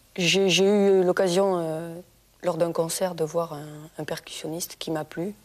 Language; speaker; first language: French; native; French